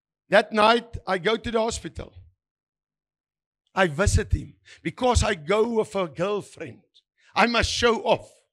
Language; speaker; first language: English; non-native, learner; Afrikaans